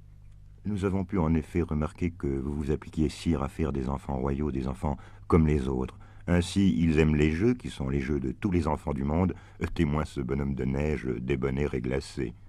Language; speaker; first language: French; native; French